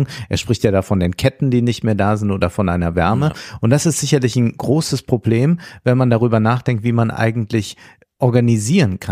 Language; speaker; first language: German; native; German